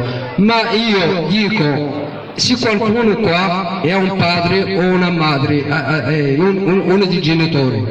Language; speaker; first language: Italian; non-native, fluent; Arabic